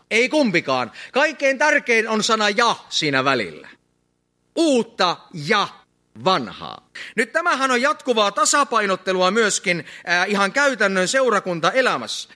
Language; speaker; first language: Finnish; native; Finnish